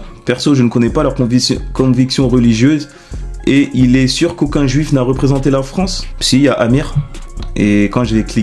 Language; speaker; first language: French; native; French